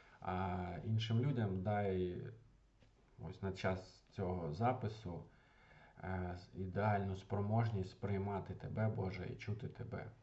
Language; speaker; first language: Ukrainian; non-native, local second language; Russian